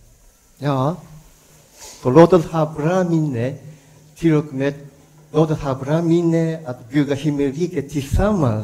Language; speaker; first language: Swedish; non-native, learner; Japanese